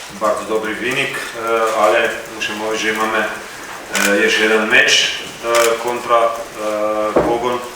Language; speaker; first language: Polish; non-native, learner; Croatian